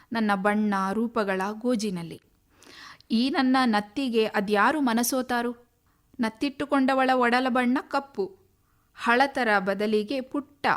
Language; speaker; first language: Kannada; native; Kannada